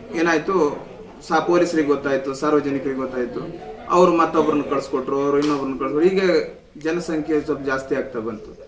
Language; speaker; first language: Kannada; native; Kannada